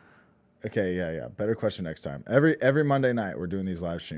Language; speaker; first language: English; native; English